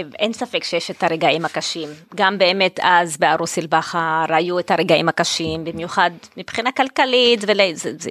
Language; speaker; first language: Hebrew; non-native, local second language; Arabic